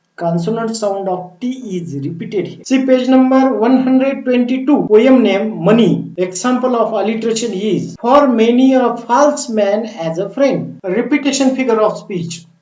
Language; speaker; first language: English; non-native, local second language; Marathi